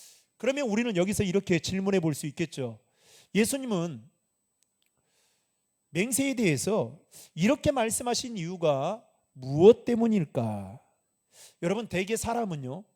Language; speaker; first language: Korean; native; Korean